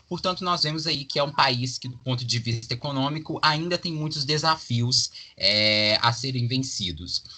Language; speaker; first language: Portuguese; native; Portuguese